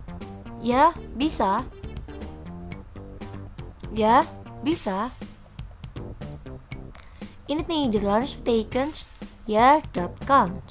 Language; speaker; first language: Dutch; non-native, fluent; Indonesian